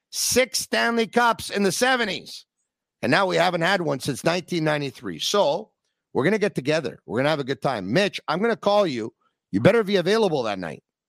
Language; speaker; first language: English; native; English